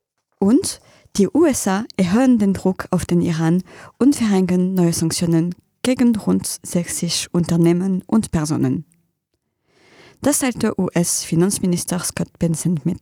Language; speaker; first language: German; non-native, fluent; French